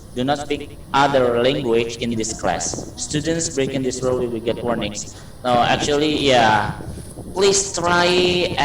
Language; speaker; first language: English; non-native, learner; Indonesian